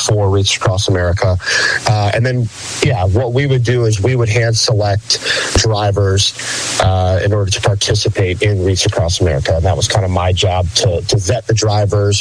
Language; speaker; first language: English; native; English